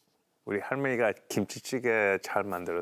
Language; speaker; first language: Korean; early bilingual, heritage; English